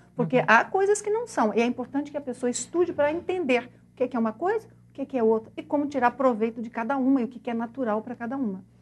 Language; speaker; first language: Portuguese; native; Portuguese